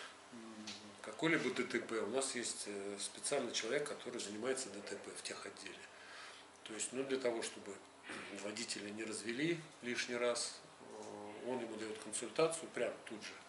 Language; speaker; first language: Russian; native; Russian